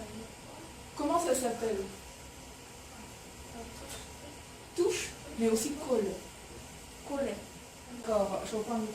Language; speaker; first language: French; non-native, fluent; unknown